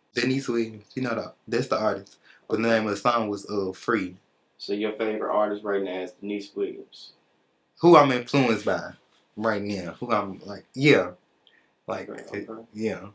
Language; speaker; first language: English; native; English